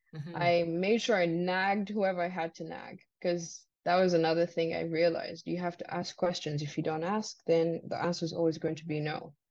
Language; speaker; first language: English; non-native, local second language; Ganda